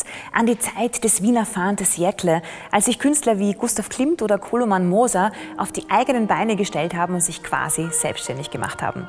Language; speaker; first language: German; native; German